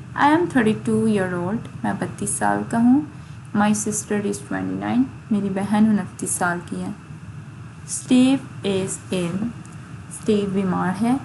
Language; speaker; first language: Urdu; native; Urdu